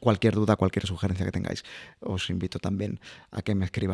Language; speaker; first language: Spanish; native; Spanish